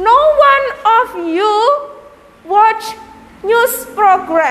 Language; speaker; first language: English; non-native, learner; Indonesian